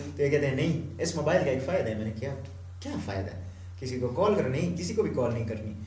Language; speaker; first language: Urdu; non-native, local second language; Pashto